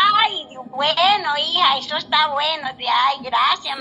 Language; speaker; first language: Spanish; native; Spanish